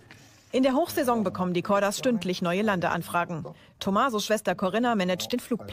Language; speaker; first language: German; native; German